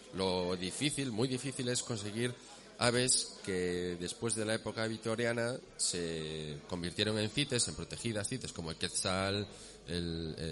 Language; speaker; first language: Spanish; native; Spanish